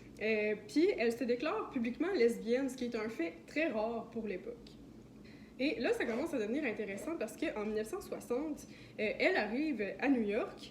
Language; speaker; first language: French; native; French